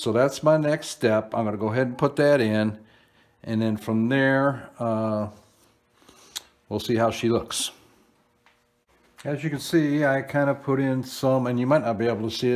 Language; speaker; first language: English; native; English